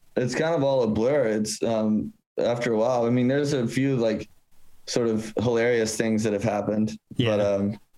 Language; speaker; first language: English; native; English